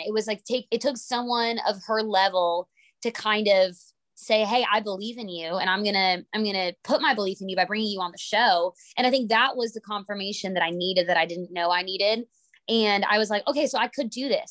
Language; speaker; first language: English; native; English